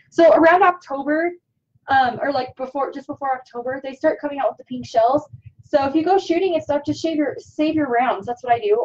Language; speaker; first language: English; native; English